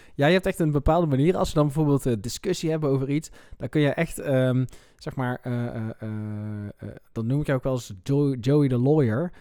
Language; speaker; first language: Dutch; native; Dutch